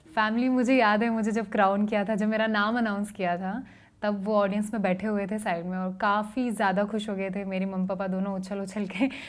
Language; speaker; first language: Hindi; native; Hindi